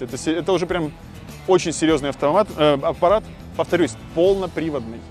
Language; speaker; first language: Russian; native; Russian